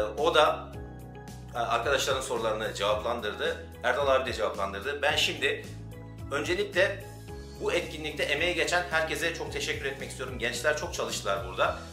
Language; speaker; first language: Turkish; native; Turkish